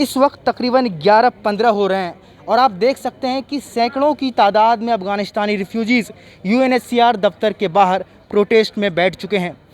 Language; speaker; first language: Hindi; native; Hindi